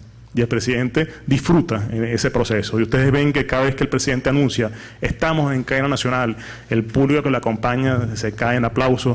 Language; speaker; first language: Spanish; native; Spanish